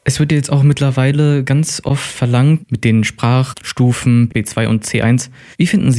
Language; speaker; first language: German; native; German